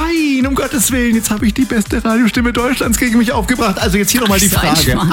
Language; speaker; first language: German; native; German